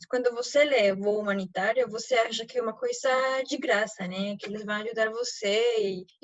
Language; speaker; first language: Portuguese; non-native, fluent; Spanish